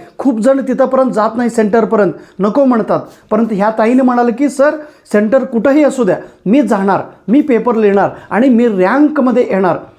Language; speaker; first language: Marathi; non-native, local second language; Kannada